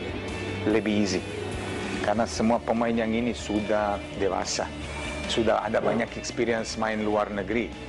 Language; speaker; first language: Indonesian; non-native, fluent; Serbian